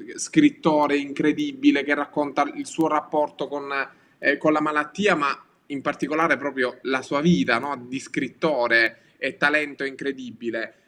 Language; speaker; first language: Italian; native; Italian